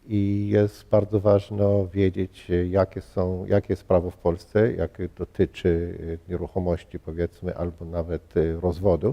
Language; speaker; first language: Polish; early bilingual, heritage; Polish